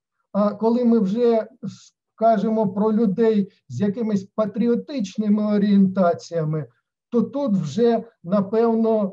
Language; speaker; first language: Ukrainian; native; Ukrainian